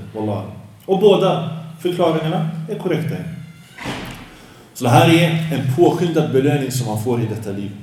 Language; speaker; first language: Swedish; early bilingual, other home language; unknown